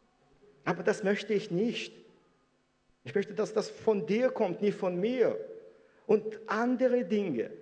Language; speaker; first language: German; non-native, fluent; Russian